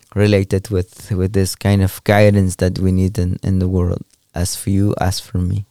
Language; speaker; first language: English; non-native, learner; Kaqchikel